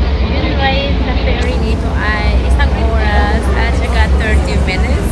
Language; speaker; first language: Filipino; non-native, learner; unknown